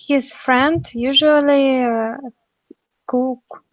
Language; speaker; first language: English; non-native, learner; Russian